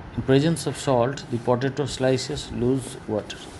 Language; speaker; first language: English; non-native, local second language; Bangla